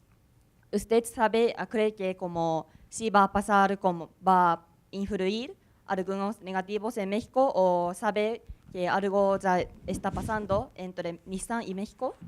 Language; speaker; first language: Spanish; non-native, learner; Japanese